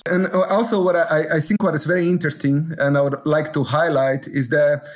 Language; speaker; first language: English; non-native, fluent; Portuguese